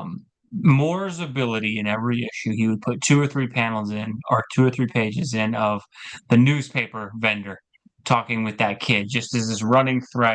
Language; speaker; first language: English; native; English